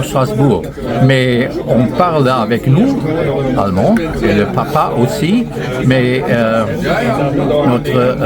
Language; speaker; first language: French; non-native, fluent; German